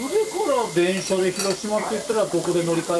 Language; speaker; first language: Japanese; native; Japanese